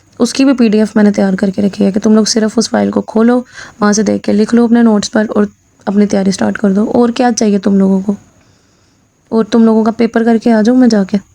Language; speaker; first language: Urdu; non-native, local second language; Punjabi